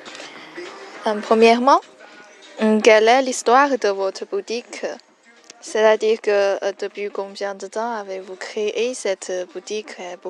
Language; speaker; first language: French; non-native, learner; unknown